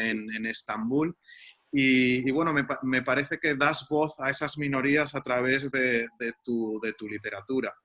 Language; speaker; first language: Spanish; native; Spanish